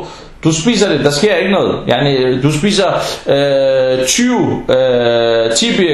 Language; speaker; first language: Danish; non-native, fluent; Arabic